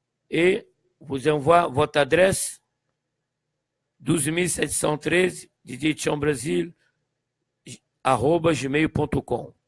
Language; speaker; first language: French; non-native, fluent; Portuguese